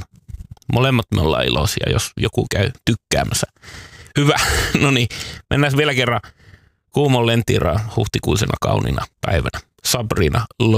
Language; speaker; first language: Finnish; native; Finnish